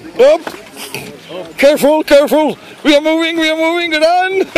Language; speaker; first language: English; non-native, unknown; Croatian